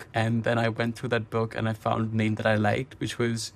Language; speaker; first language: English; non-native, local second language; Hindi